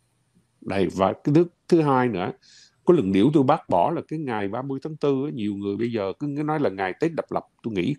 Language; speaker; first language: Vietnamese; native; Vietnamese